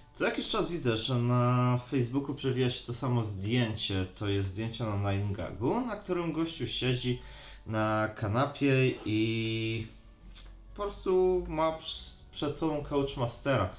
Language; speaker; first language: Polish; native; Polish